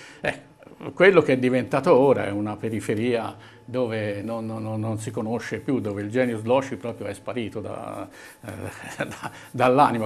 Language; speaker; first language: Italian; native; Italian